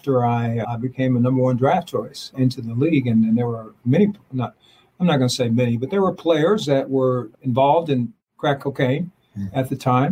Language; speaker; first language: English; early bilingual, other home language; Spanish